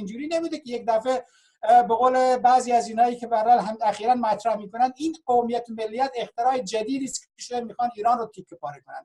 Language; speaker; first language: Persian; non-native, local second language; Baluchi